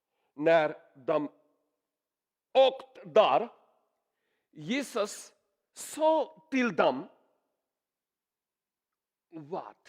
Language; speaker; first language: Swedish; non-native, learner; Urdu